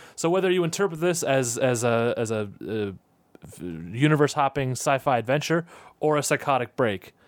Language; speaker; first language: English; native; English